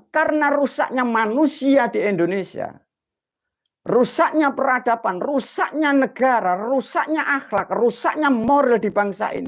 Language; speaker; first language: Indonesian; non-native, local second language; Javanese